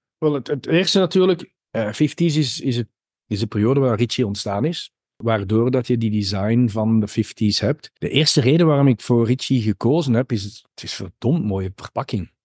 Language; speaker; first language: Dutch; native; Dutch